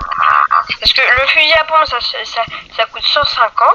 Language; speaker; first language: French; native; French